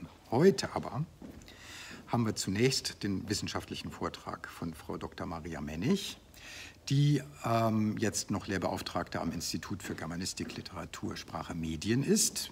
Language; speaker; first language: German; native; German